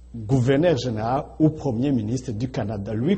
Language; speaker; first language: French; non-native, local second language; Rundi